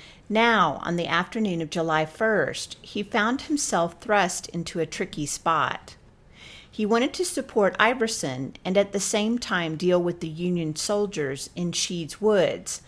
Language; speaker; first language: English; native; English